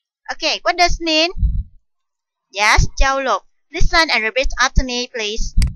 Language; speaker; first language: English; non-native, fluent; Vietnamese